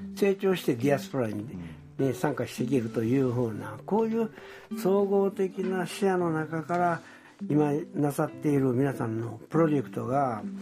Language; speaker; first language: Japanese; native; Japanese